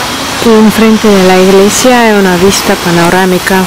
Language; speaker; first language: Spanish; non-native, fluent; Russian